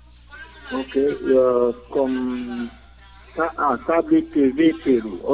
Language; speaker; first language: Spanish; non-native, learner; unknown